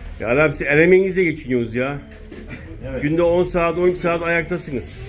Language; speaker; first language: Turkish; native; Turkish